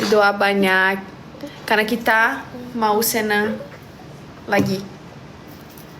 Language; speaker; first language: Indonesian; non-native, learner; Portuguese